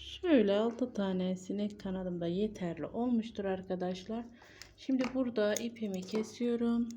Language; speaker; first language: Turkish; native; Turkish